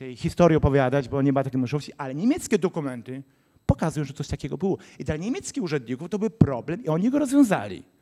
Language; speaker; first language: Polish; native; Polish